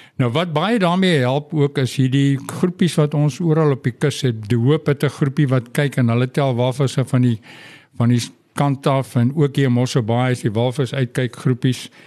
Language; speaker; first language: Afrikaans; non-native, local second language; English